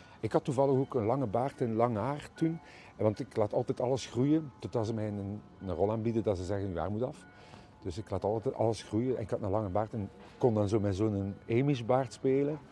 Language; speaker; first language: Dutch; native; Dutch